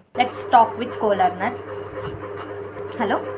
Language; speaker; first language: English; non-native, learner; Kannada